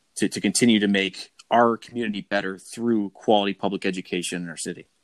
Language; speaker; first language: English; native; English